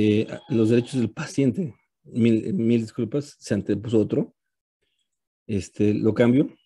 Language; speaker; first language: Spanish; native; Spanish